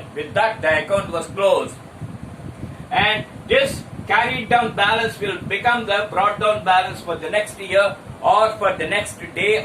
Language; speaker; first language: English; non-native, local second language; Telugu